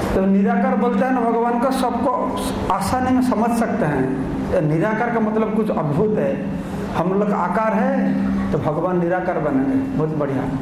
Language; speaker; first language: Hindi; non-native, local second language; Odia